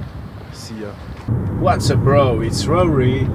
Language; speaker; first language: English; non-native, local second language; French